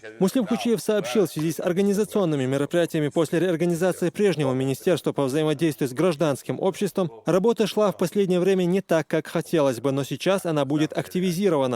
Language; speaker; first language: Russian; native; Russian